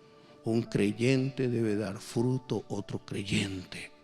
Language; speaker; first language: Spanish; native; Spanish